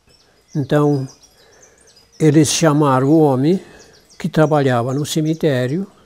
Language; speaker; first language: Portuguese; non-native, local second language; German